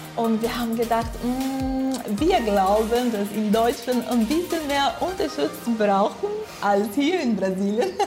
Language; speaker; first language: German; non-native, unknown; Portuguese